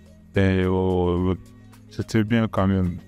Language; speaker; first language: French; non-native, learner; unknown